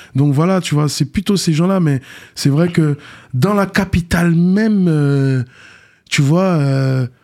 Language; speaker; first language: French; native; French